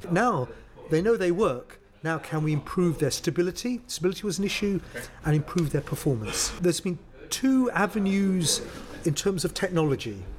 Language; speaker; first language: English; native; English